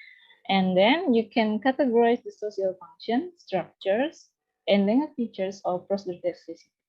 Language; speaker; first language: English; non-native, learner; Indonesian